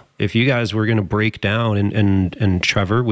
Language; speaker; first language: English; native; English